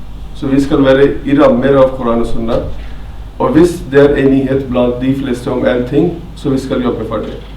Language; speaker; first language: Norwegian; non-native, fluent; Urdu